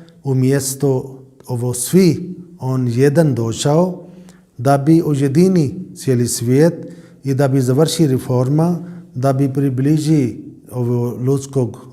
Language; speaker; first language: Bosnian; non-native, learner; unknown